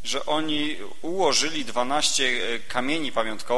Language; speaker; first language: Polish; native; Polish